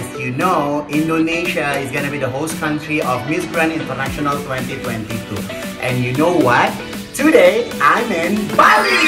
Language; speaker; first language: English; non-native, fluent; Indonesian